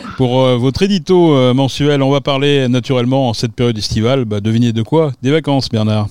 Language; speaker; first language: French; native; French